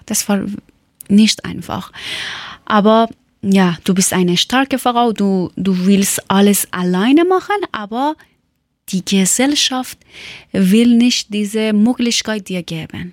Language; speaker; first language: German; non-native, learner; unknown